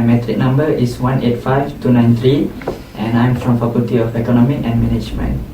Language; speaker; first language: English; non-native, local second language; Malay